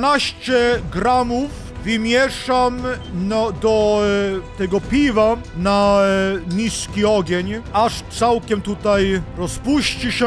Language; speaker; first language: Polish; non-native, learner; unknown